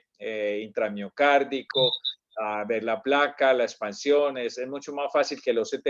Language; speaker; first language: Spanish; native; Spanish